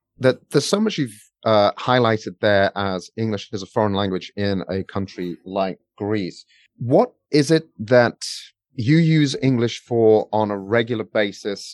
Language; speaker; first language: English; native; English